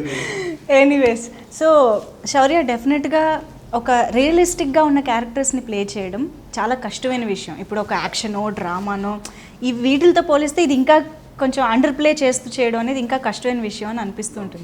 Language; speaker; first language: Telugu; native; Telugu